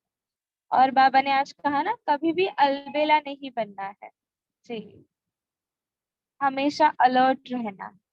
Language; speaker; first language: Hindi; native; Hindi